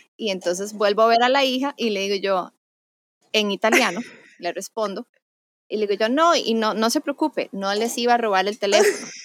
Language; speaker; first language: Spanish; native; Spanish